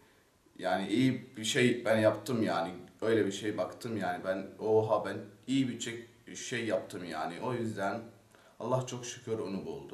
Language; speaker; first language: Turkish; non-native, learner; Arabic